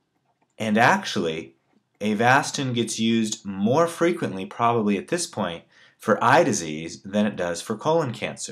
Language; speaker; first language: English; native; English